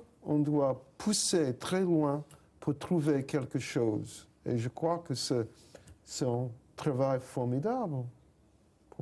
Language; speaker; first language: French; non-native, fluent; English